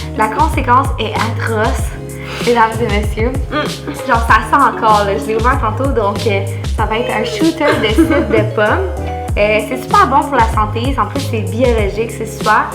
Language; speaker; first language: French; native; French